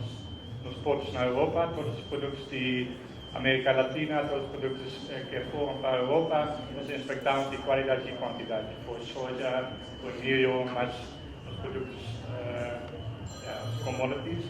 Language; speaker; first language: Portuguese; non-native, fluent; Dutch